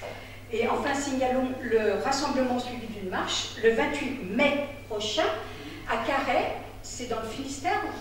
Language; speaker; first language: French; native; French